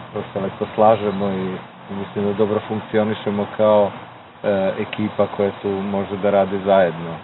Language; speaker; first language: Croatian; early bilingual, heritage; Croatian